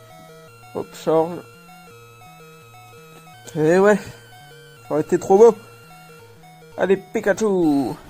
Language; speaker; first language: French; native; French